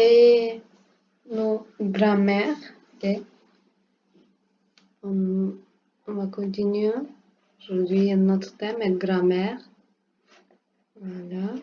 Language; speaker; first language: French; non-native, learner; Portuguese